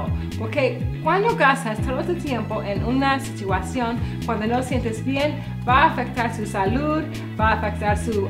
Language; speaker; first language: Spanish; non-native, learner; English